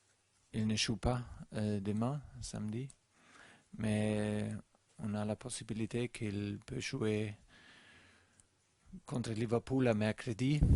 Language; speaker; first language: French; non-native, learner; German